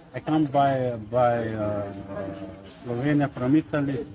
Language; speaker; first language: English; non-native, learner; Slovenian